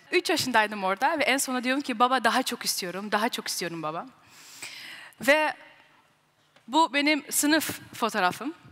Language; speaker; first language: Turkish; early bilingual, heritage; Turkish